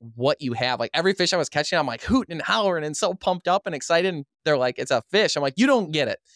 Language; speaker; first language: English; native; English